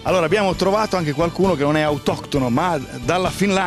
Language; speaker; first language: Italian; native; Italian